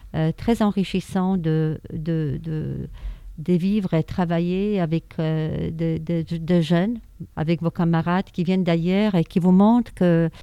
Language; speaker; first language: French; non-native, fluent; Polish